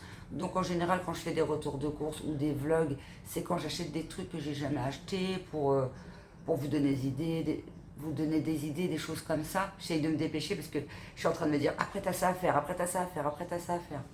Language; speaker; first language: French; native; French